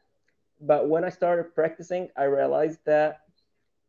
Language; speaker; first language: English; non-native, fluent; Arabic